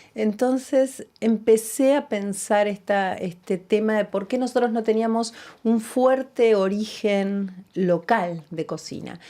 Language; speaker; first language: Spanish; native; Spanish